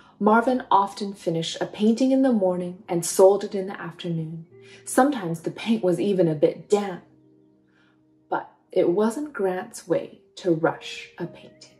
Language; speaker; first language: English; native; English